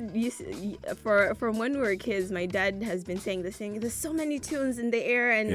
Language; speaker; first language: English; non-native, local second language; Nyanja